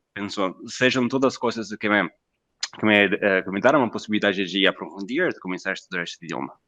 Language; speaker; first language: Portuguese; non-native, fluent; Italian